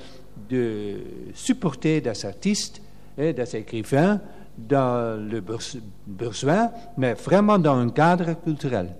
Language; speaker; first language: French; non-native, fluent; Dutch